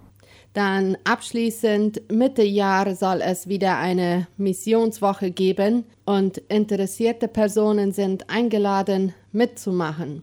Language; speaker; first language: German; native; German